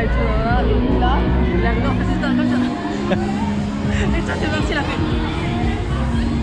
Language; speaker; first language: French; native; French